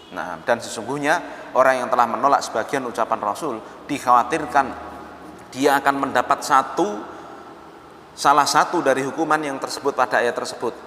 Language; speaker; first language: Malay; non-native, local second language; Javanese